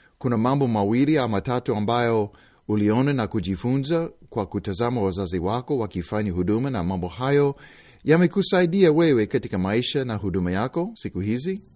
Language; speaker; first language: Swahili; non-native, fluent; English